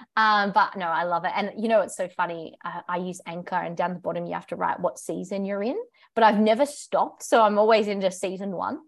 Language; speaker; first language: English; native; English